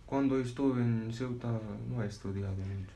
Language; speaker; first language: Spanish; non-native, learner; Arabic